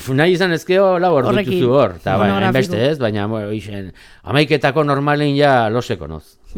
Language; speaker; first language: Basque; non-native, local second language; Spanish